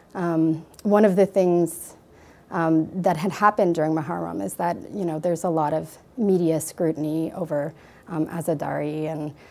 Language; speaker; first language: English; native; English